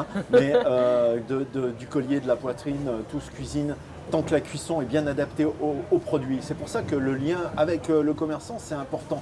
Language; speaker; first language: French; native; French